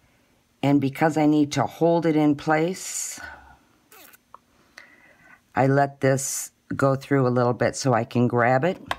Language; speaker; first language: English; native; English